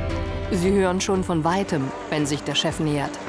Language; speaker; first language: German; native; German